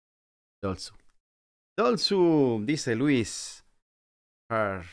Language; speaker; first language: Spanish; native; Spanish